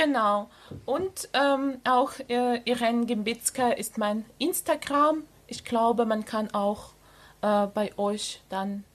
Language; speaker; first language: German; non-native, fluent; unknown